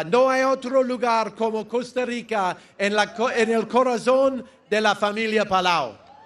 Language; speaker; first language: Spanish; non-native, learner; English